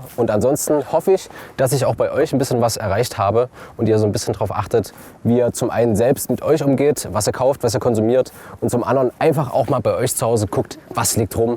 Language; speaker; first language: German; native; German